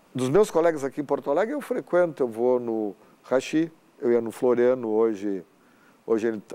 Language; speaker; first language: Portuguese; native; Portuguese